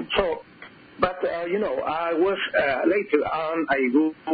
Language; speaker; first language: English; non-native, fluent; Spanish